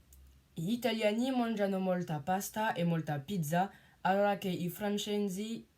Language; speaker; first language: Italian; non-native, learner; French